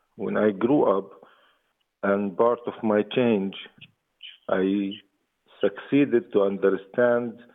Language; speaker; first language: English; non-native, fluent; Arabic